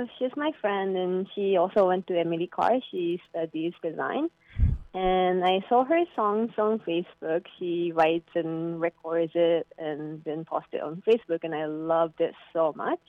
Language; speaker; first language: English; non-native, fluent; Japanese